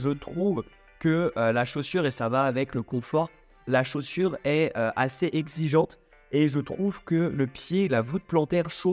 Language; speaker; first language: French; native; French